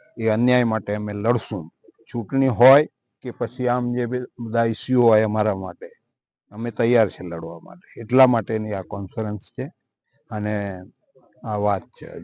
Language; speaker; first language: Gujarati; non-native, local second language; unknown